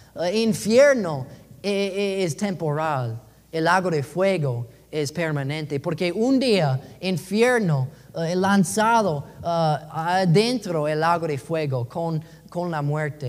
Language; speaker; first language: Spanish; non-native, learner; English